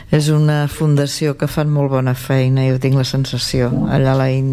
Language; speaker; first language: Catalan; native; Catalan